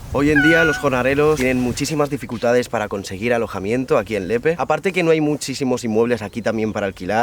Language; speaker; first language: Spanish; native; Spanish